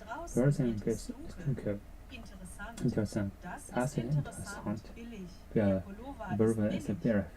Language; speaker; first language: German; non-native, learner; Japanese